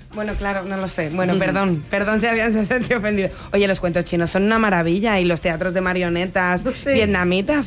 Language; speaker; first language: Spanish; native; Spanish